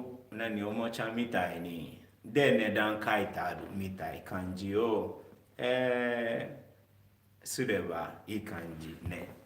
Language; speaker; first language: Japanese; non-native, learner; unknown